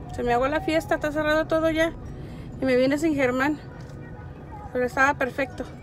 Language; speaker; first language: Spanish; native; Spanish